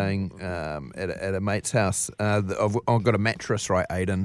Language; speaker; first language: English; native; English